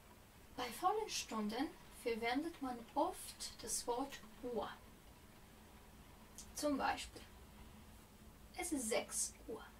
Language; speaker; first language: German; non-native, fluent; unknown